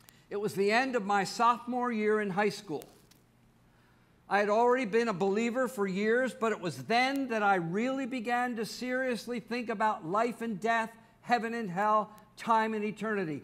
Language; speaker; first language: English; native; English